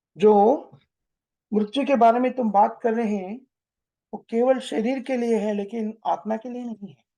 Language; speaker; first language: Hindi; non-native, local second language; Telugu